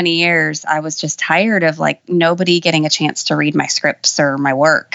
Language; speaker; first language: English; native; English